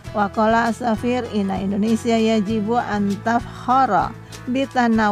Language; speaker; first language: Arabic; non-native, fluent; Indonesian